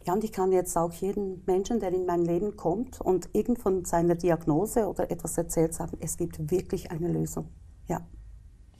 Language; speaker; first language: German; native; German